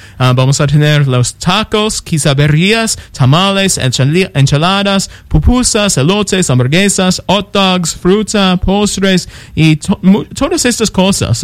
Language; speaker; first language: Spanish; non-native, learner; English